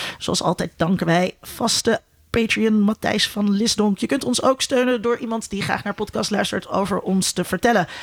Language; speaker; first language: Dutch; native; Dutch